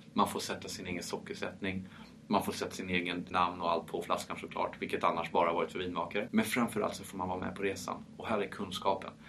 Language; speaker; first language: Swedish; early bilingual, heritage; Swedish